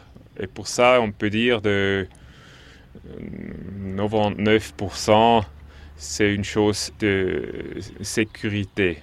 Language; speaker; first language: French; non-native, local second language; German